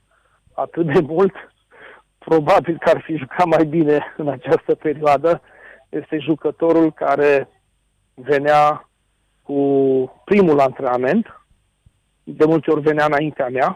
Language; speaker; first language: Romanian; native; Romanian